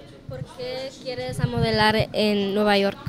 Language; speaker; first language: Spanish; early bilingual, heritage; Spanish